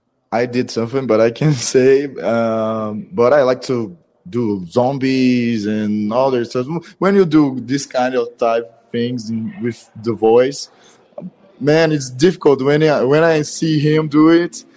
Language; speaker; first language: English; non-native, learner; Portuguese